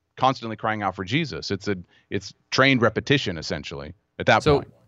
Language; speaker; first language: English; native; English